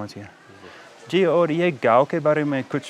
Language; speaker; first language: Hindi; non-native, fluent; English